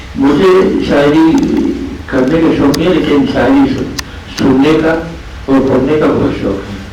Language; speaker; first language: Urdu; native; Urdu